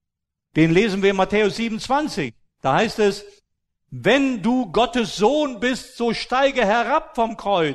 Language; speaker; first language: German; native; German